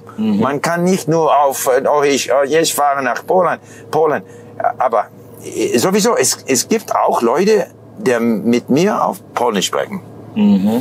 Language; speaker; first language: German; non-native, fluent; English